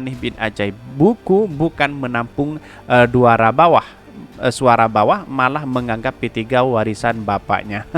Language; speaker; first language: Indonesian; native; Indonesian